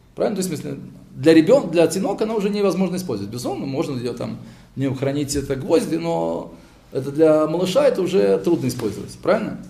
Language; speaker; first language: Russian; early bilingual, heritage; Hebrew